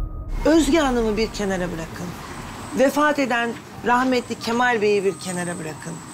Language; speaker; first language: Turkish; native; Turkish